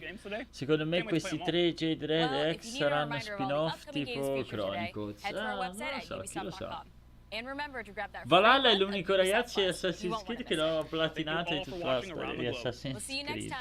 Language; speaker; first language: Italian; native; Italian